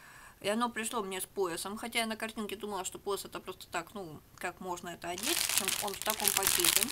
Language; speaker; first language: Russian; native; Russian